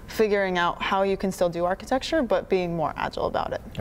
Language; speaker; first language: English; native; English